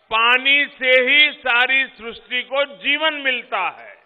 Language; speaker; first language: Hindi; non-native, local second language; Gujarati